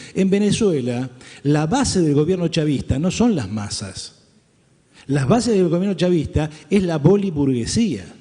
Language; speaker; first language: Spanish; native; Spanish